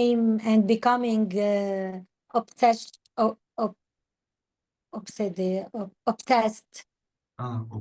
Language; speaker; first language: English; non-native, learner; Arabic